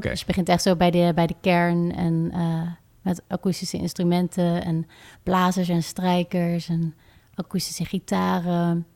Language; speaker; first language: Dutch; native; Dutch